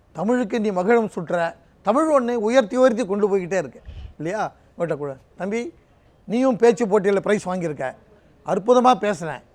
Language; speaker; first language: Tamil; native; Tamil